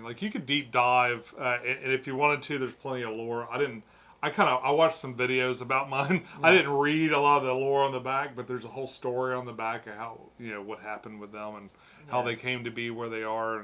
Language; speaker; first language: English; native; English